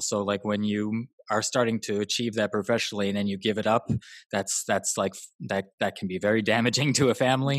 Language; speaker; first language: English; native; English